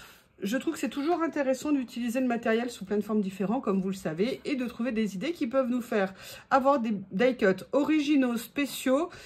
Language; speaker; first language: French; native; French